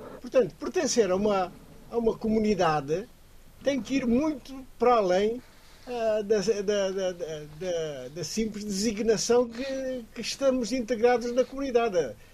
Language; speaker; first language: Portuguese; native; Portuguese